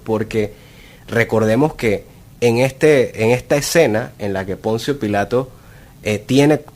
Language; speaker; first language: Spanish; native; Spanish